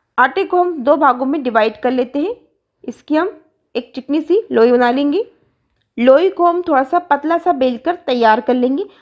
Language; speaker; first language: Hindi; native; Hindi